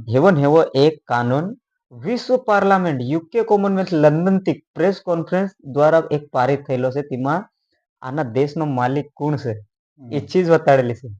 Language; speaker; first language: Gujarati; non-native, local second language; Bhili